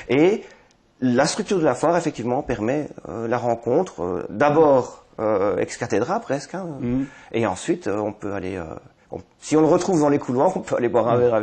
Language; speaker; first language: French; native; French